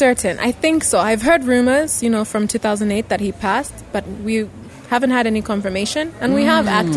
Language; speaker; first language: English; non-native, local second language; Bemba